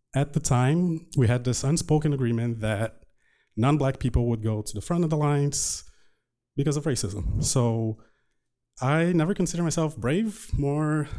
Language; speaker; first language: English; non-native, fluent; Portuguese